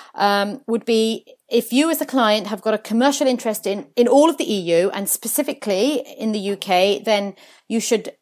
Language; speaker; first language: English; early bilingual, other home language; Italian